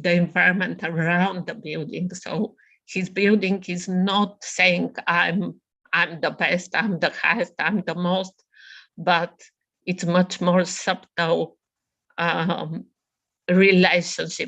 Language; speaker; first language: English; non-native, fluent; Bulgarian